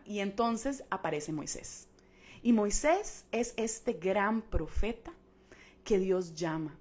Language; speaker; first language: Spanish; native; Spanish